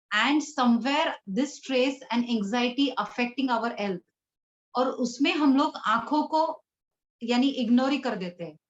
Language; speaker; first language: Hindi; non-native, local second language; Marathi